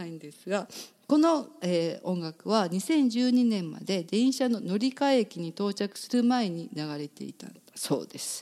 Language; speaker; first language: Japanese; native; Japanese